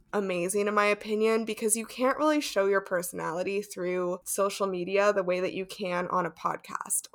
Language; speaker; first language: English; native; English